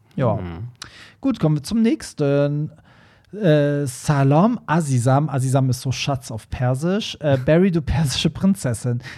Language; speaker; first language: German; non-native, fluent; Persian